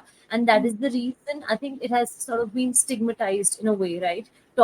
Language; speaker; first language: English; non-native, local second language; Hindi